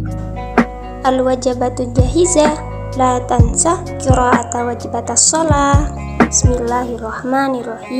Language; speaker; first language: Arabic; non-native, learner; Indonesian